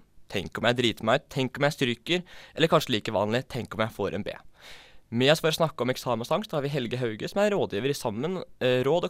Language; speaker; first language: Norwegian; native; Norwegian